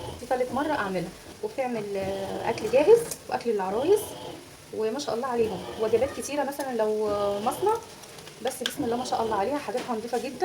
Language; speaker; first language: Arabic; native; Arabic